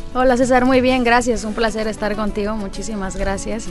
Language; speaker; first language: Spanish; native; Spanish